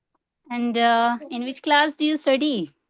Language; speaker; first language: English; non-native, learner; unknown